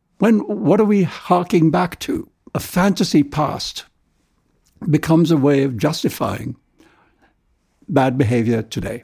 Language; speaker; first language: English; non-native, local second language; Urdu